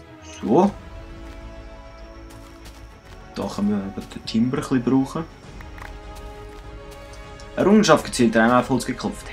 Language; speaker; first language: German; native; German